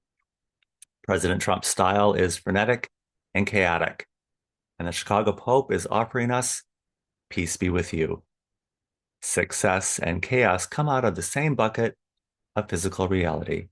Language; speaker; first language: English; native; English